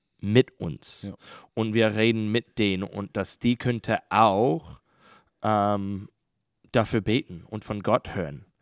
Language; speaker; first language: German; non-native, learner; English